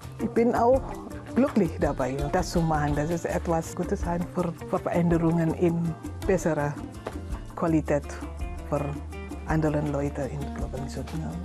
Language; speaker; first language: German; non-native, learner; Indonesian